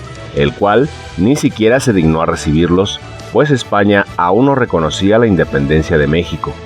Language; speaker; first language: Spanish; native; Spanish